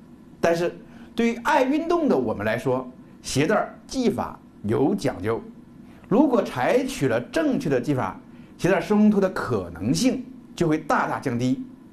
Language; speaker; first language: Chinese; native; Chinese